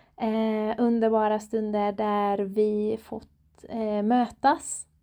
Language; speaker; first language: Swedish; non-native, fluent; Persian